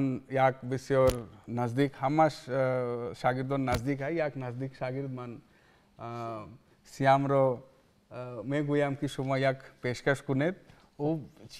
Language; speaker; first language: Persian; non-native, learner; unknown